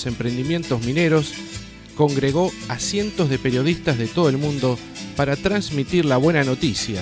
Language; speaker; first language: Spanish; native; Spanish